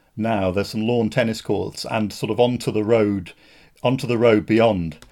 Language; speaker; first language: English; native; English